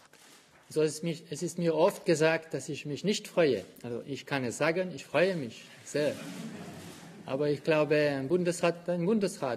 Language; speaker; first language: German; non-native, local second language; French